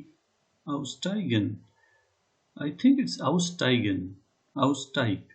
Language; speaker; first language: German; non-native, learner; Hindi